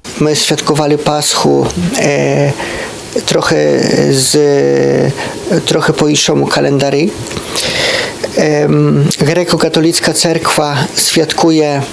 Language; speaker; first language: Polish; non-native, learner; Ukrainian